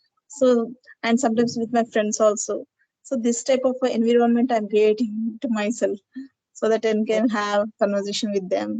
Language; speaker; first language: English; non-native, learner; Telugu